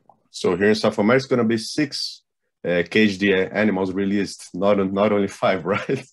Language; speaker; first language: English; non-native, fluent; Portuguese